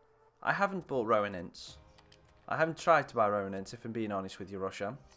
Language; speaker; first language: English; native; English